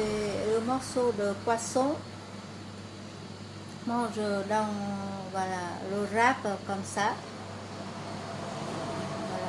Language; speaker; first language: French; non-native, fluent; Vietnamese